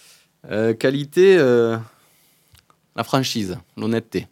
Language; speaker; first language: French; native; French